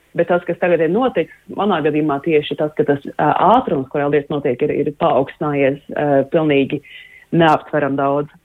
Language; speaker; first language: Latvian; early bilingual, heritage; Latvian